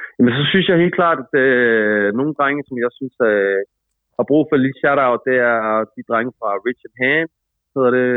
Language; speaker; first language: Danish; native; Danish